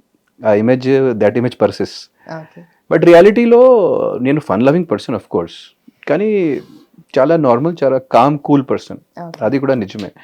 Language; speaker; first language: Telugu; non-native, fluent; Hindi